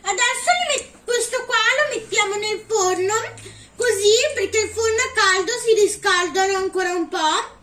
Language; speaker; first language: Italian; early bilingual, other home language; Urdu